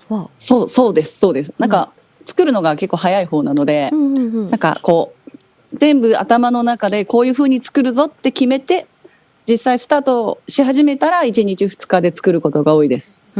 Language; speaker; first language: Japanese; native; Japanese